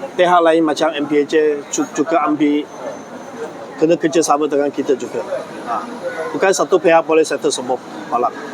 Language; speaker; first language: Malay; non-native, local second language; Chinese